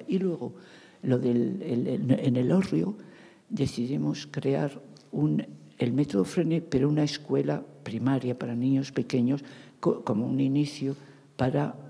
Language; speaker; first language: Spanish; native; Spanish